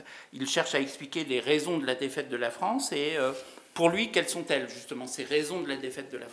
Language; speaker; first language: French; native; French